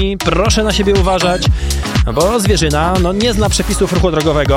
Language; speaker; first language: Polish; native; Polish